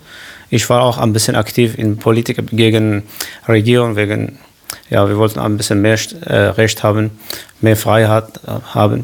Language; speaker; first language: German; non-native, learner; Kurdish